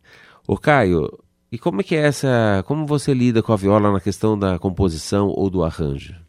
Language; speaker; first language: Portuguese; native; Portuguese